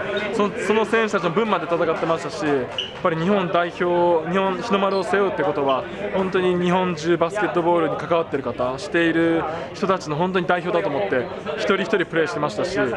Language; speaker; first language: Japanese; native; Japanese